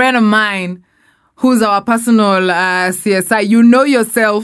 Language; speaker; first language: English; non-native, local second language; Swahili